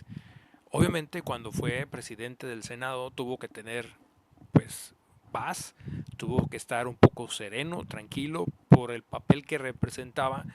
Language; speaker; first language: Spanish; native; Spanish